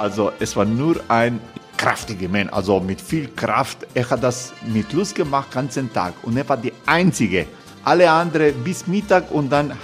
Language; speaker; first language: German; non-native, fluent; Croatian